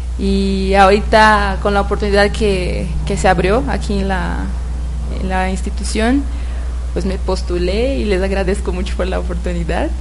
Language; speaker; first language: Spanish; non-native, fluent; Portuguese